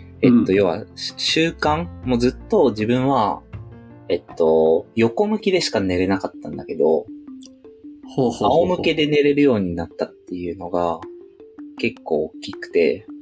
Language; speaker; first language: Japanese; native; Japanese